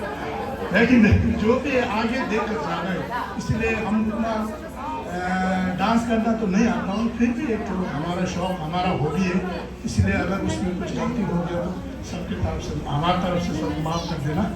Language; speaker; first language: Hindi; non-native, learner; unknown